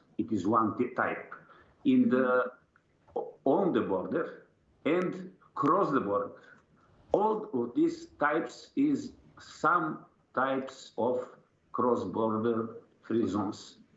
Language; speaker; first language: English; non-native, learner; Serbian